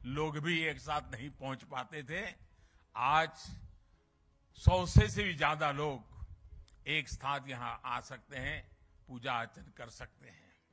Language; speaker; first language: Hindi; native; Hindi